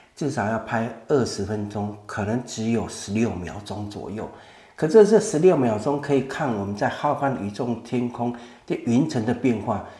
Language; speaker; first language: Chinese; native; Chinese